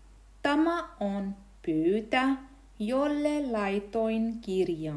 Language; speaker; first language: Finnish; non-native, fluent; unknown